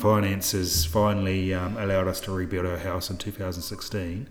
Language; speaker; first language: English; native; English